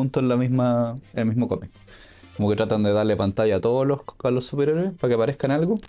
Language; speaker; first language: Spanish; native; Spanish